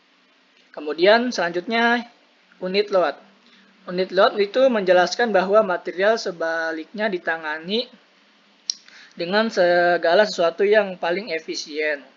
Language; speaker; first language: Indonesian; native; Indonesian